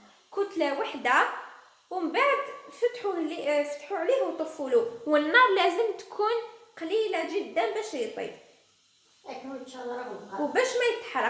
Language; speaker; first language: Arabic; non-native, local second language; Kabyle